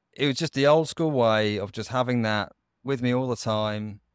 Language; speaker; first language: English; native; English